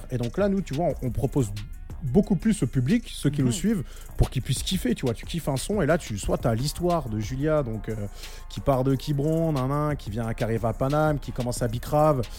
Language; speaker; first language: French; native; French